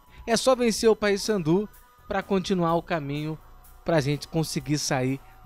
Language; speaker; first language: Portuguese; native; Portuguese